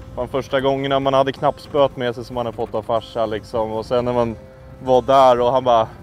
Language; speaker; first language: Swedish; native; Swedish